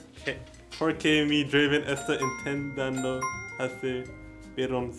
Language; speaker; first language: Spanish; non-native, learner; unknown